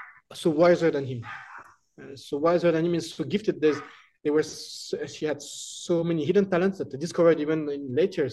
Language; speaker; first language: English; non-native, fluent; French